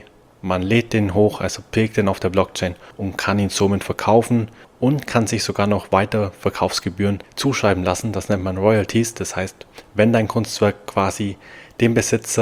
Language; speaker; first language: German; native; German